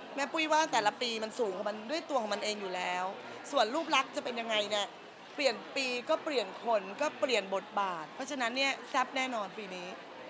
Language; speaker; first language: Thai; native; Thai